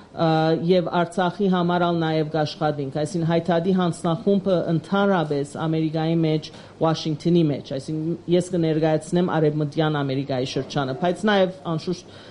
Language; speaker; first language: Armenian; early bilingual, heritage; Armenian